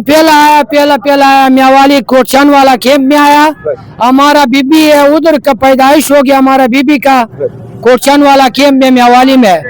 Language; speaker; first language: Hindi; non-native, learner; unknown